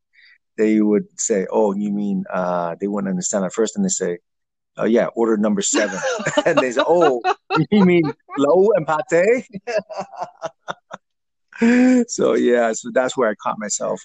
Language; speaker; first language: English; early bilingual, other home language; Vietnamese